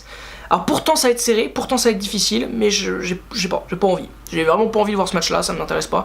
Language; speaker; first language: French; native; French